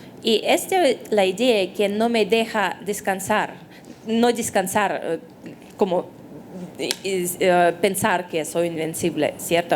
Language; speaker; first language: Spanish; non-native, fluent; Russian